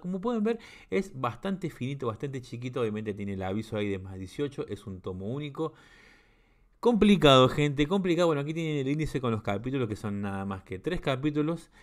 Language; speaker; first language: Spanish; native; Spanish